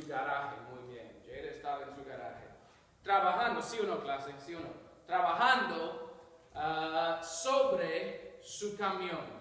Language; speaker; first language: Spanish; non-native, fluent; English